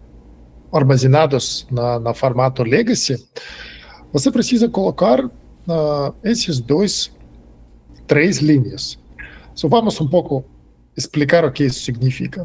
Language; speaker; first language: Portuguese; non-native, fluent; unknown